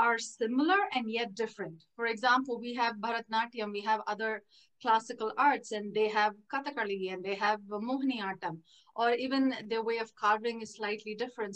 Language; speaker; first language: English; non-native, local second language; Tamil